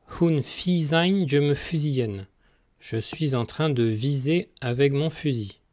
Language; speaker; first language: French; native; French